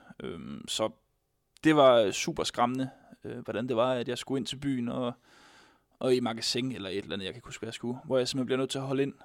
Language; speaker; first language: Danish; native; Danish